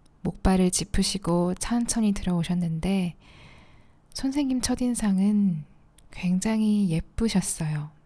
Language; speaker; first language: Korean; native; Korean